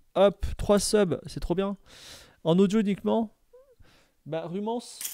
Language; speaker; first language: French; native; French